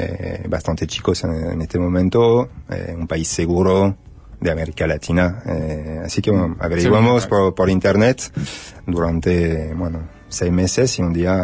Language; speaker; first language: Spanish; non-native, fluent; French